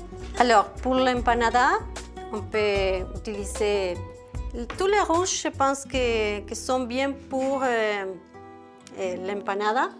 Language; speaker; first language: French; non-native, learner; Spanish